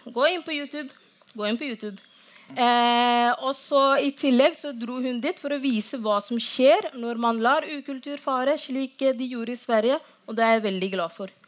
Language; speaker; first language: Norwegian; non-native, fluent; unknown